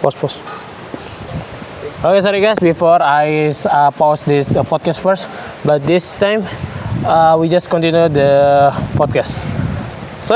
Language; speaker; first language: English; non-native, learner; Indonesian